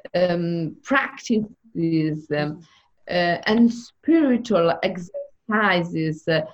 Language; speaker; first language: English; non-native, fluent; Italian